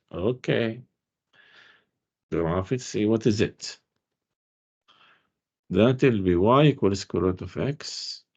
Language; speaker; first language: English; non-native, fluent; Arabic